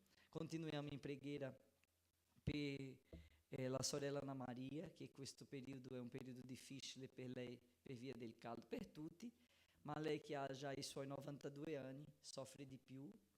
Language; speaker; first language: Italian; non-native, fluent; Portuguese